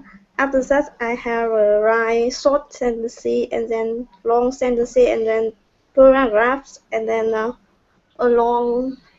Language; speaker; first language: English; non-native, learner; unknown